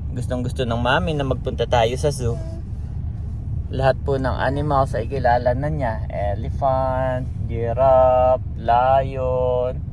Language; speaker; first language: Filipino; native; Filipino